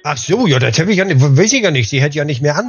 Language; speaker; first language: German; native; German